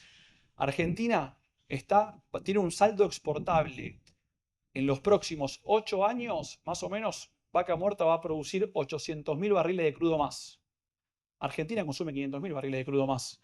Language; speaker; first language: Spanish; native; Spanish